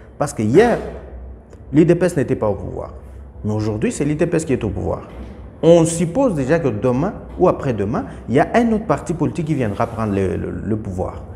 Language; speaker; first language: French; non-native, local second language; Lingala